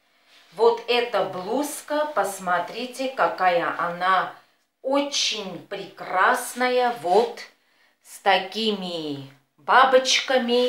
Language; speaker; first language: Russian; non-native, fluent; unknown